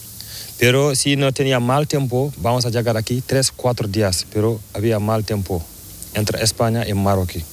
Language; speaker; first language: Spanish; non-native, learner; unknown